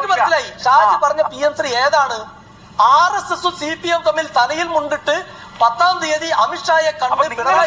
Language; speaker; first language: Malayalam; native; Malayalam